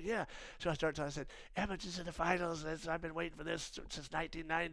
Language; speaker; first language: English; native; English